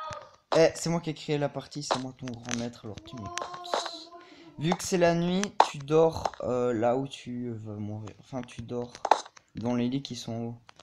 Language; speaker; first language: French; native; French